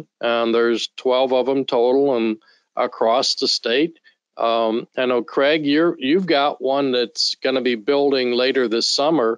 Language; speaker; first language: English; native; English